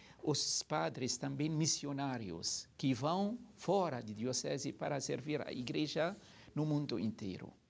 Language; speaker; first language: Portuguese; non-native, fluent; Arabic